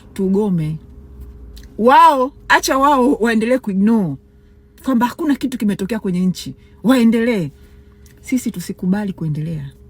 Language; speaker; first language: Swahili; native; Swahili